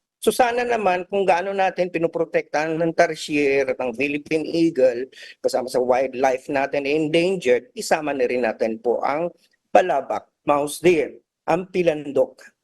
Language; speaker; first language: Filipino; native; Filipino